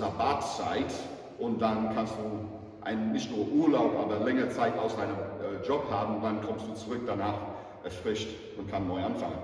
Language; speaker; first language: German; non-native, fluent; English